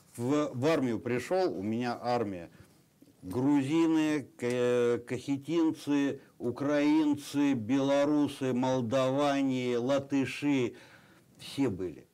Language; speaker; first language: Russian; native; Russian